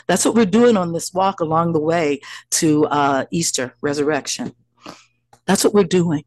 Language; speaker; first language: English; native; English